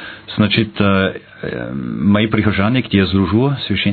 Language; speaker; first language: Russian; non-native, fluent; German